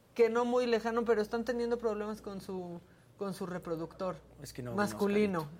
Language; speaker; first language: Spanish; native; Spanish